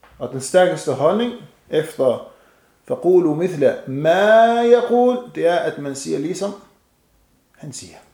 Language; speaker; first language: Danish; non-native, fluent; Arabic